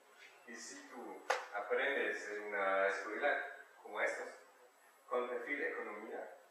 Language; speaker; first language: Spanish; non-native, learner; German